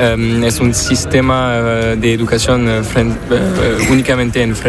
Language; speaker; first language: Spanish; non-native, learner; French